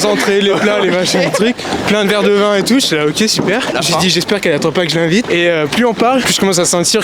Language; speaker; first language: French; native; French